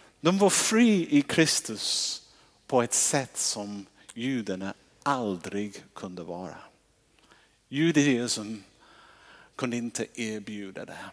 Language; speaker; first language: Swedish; non-native, fluent; English